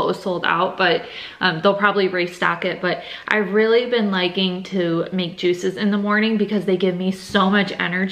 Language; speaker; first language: English; native; English